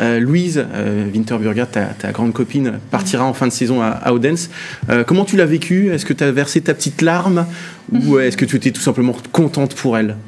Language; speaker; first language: French; native; French